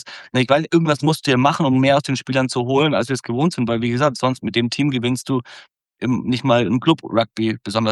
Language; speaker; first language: German; native; German